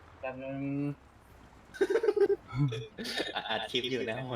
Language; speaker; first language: Thai; native; Thai